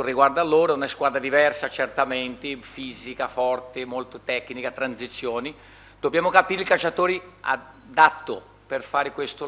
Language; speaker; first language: Italian; non-native, fluent; Portuguese